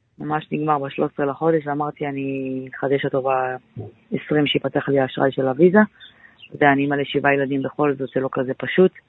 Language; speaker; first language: Hebrew; native; Hebrew